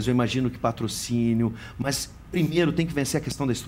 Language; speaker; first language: Portuguese; native; Portuguese